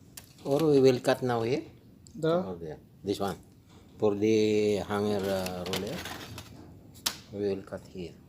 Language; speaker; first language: English; non-native, local second language; Filipino